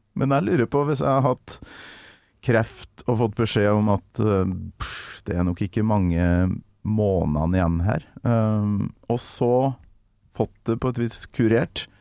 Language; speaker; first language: Norwegian; native; Norwegian